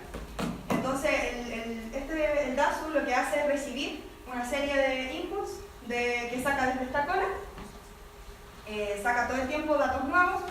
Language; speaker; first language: Spanish; native; Spanish